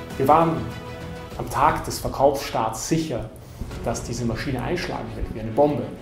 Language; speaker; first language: German; native; German